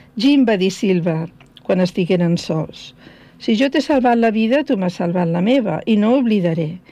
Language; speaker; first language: Catalan; native; Catalan